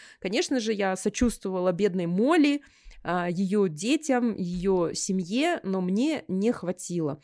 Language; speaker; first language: Russian; native; Russian